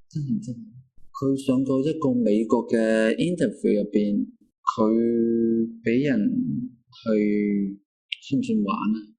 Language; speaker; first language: Cantonese; native; Cantonese